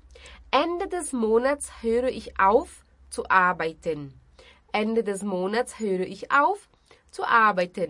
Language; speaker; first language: German; non-native, fluent; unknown